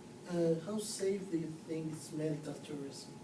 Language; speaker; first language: English; non-native, learner; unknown